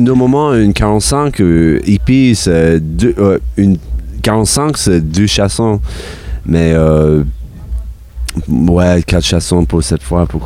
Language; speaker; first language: French; non-native, learner; English